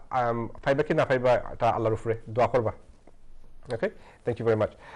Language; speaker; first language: Bangla; early bilingual, heritage; Sylheti